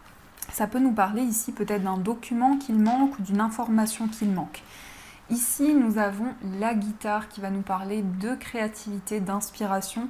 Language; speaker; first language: French; native; French